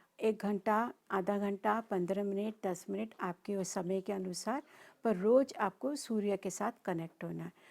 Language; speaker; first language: Hindi; non-native, local second language; Marathi